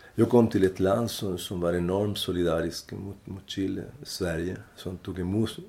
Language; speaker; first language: Swedish; non-native, fluent; Spanish